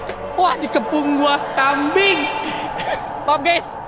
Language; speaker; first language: Indonesian; native; Indonesian